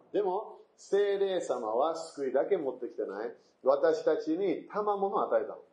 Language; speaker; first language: Japanese; non-native, fluent; English